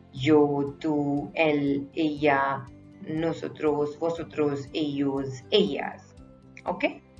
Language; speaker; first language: Spanish; non-native, fluent; Hindi